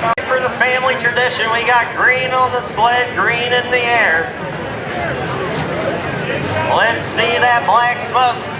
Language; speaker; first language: English; native; English